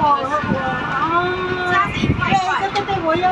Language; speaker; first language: Chinese; non-native, fluent; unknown